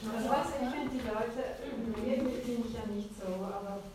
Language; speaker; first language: German; non-native, fluent; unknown